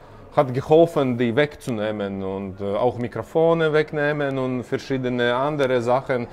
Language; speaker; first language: German; non-native, learner; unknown